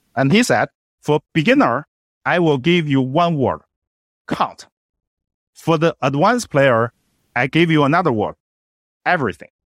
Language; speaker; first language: English; non-native, fluent; Chinese